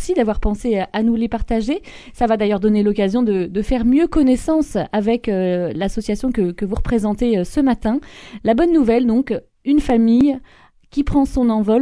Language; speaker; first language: French; native; French